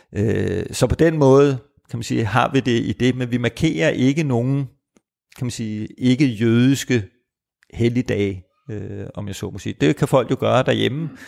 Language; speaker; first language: Danish; native; Danish